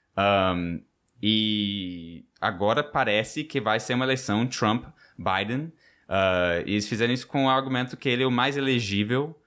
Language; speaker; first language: Portuguese; non-native, fluent; English